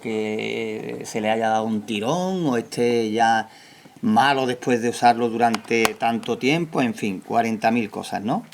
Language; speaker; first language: Spanish; native; Spanish